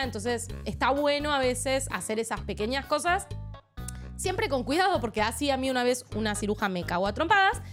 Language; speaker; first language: Spanish; native; Spanish